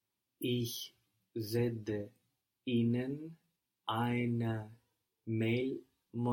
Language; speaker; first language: German; non-native, learner; English